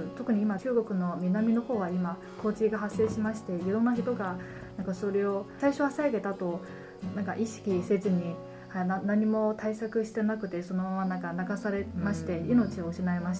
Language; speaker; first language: Japanese; non-native, fluent; Chinese